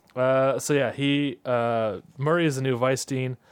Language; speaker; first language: English; native; English